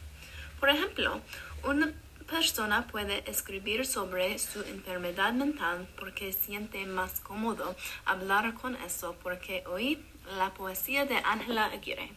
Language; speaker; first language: Spanish; non-native, learner; English